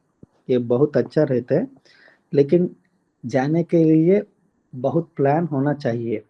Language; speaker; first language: Hindi; non-native, local second language; Telugu